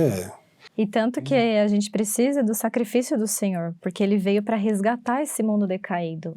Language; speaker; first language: Portuguese; native; Portuguese